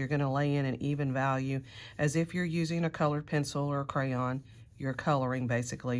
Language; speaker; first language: English; native; English